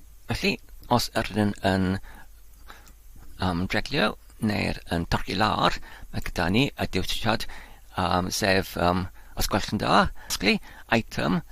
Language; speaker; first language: Welsh; non-native, learner; English